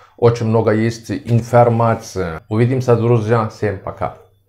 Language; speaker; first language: Russian; non-native, learner; Turkish